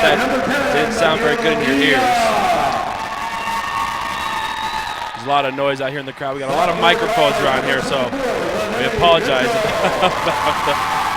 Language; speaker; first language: English; native; English